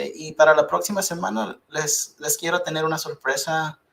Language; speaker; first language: Spanish; early bilingual, heritage; Spanish